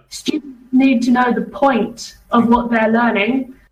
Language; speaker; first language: English; native; English